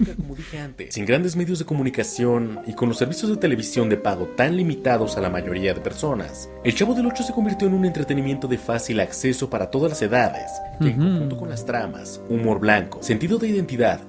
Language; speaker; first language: Spanish; native; Spanish